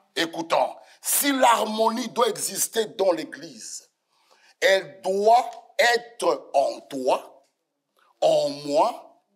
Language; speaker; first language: French; non-native, fluent; Lingala